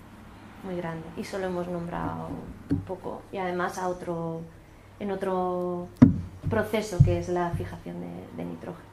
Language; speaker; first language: Spanish; native; Spanish